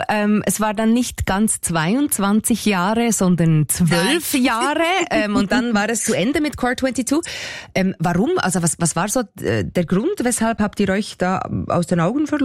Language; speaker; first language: German; native; German